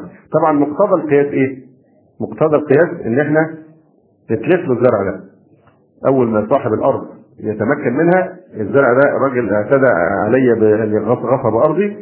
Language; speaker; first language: Arabic; native; Arabic